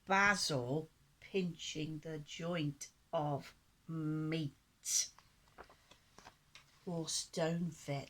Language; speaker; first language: English; native; English